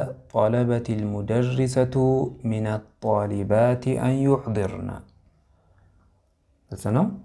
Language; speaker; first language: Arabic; non-native, fluent; Amharic